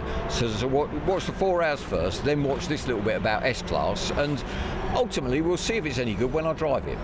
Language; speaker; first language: English; native; English